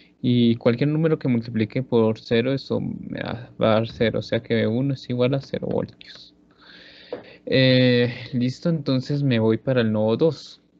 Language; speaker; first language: Spanish; native; Spanish